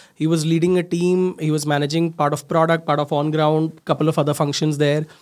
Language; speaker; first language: English; non-native, local second language; Hindi